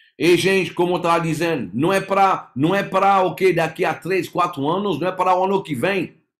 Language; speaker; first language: Portuguese; non-native, fluent; French